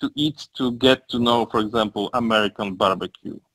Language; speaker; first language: English; non-native, fluent; Polish